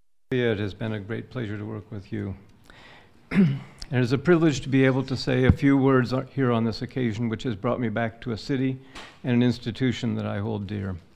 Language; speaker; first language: English; native; English